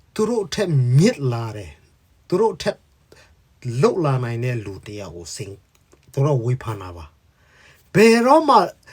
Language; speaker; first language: Burmese; non-native, local second language; Hakha Chin